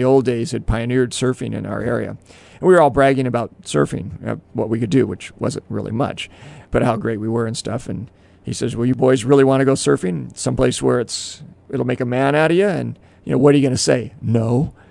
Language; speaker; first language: English; native; English